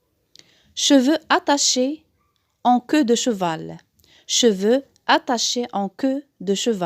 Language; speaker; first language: French; non-native, local second language; Arabic